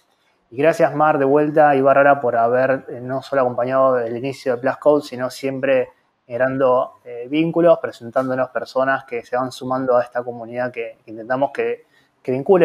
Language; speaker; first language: Spanish; native; Spanish